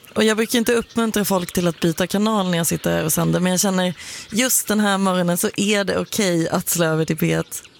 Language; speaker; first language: Swedish; native; Swedish